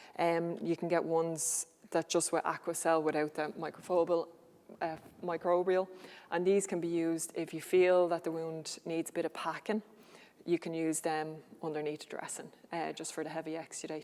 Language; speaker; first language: English; native; English